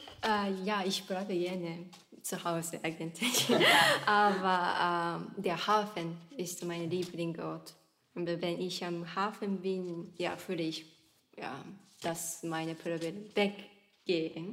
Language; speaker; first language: German; non-native, learner; Japanese